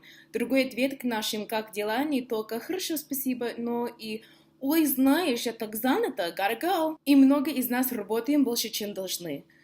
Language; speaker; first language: Russian; non-native, fluent; English